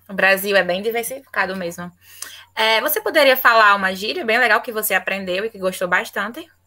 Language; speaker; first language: Portuguese; native; Portuguese